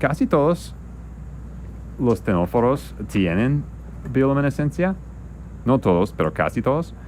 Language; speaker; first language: Spanish; non-native, learner; English